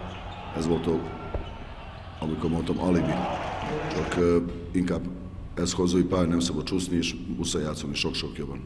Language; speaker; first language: Hungarian; non-native, learner; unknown